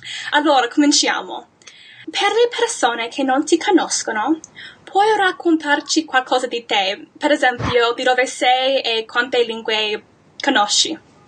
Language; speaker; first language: Italian; non-native, fluent; English